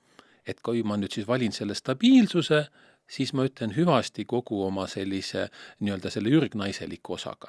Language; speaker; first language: Estonian; native; Estonian